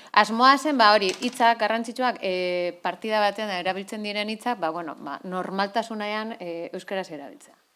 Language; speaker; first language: Basque; non-native, local second language; Spanish